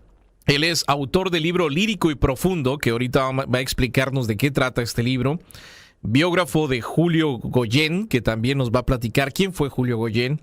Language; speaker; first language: Spanish; native; Spanish